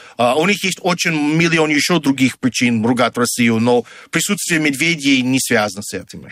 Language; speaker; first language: Russian; non-native, fluent; English